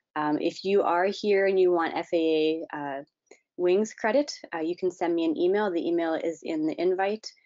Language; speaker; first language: English; native; English